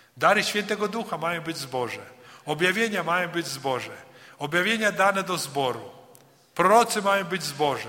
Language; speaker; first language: Polish; early bilingual, heritage; Polish